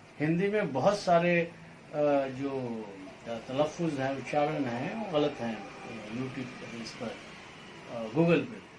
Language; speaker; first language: Hindi; native; Hindi